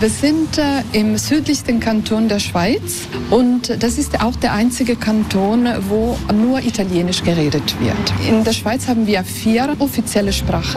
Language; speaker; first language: German; non-native, fluent; Italian